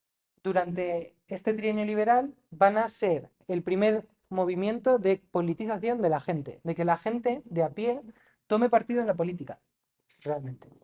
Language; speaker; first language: Spanish; native; Spanish